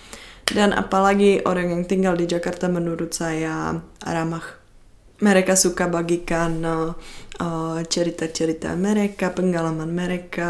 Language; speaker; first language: Indonesian; non-native, fluent; Czech